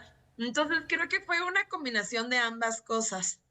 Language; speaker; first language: Spanish; native; Spanish